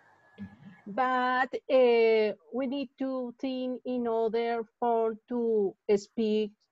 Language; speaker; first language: English; non-native, learner; Spanish